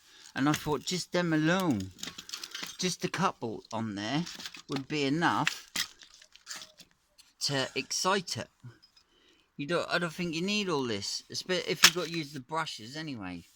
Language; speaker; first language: English; native; English